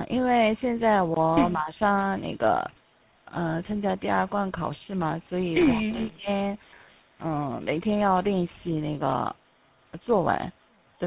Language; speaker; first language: Chinese; non-native, fluent; Korean